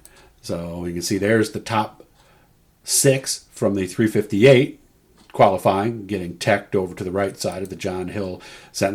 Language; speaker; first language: English; native; English